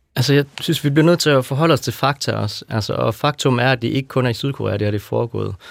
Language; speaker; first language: Danish; native; Danish